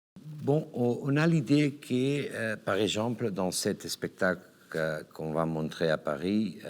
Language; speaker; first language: French; non-native, learner; Catalan